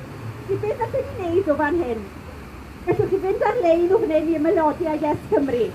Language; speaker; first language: Welsh; native; Welsh